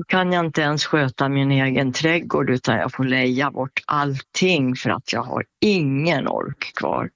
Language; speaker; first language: Swedish; native; Swedish